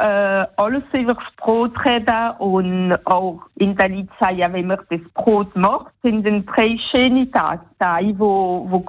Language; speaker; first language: German; non-native, local second language; Swiss German